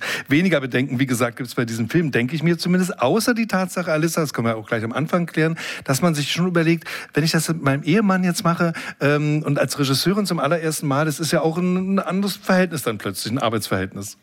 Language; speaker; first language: German; native; German